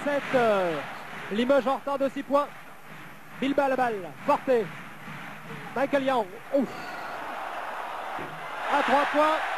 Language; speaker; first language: French; native; French